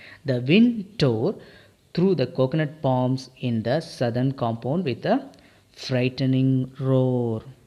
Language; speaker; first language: English; non-native, local second language; Tamil